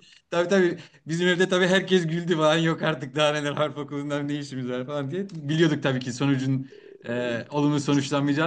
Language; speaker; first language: Turkish; native; Turkish